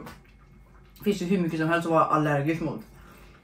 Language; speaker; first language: Swedish; native; Swedish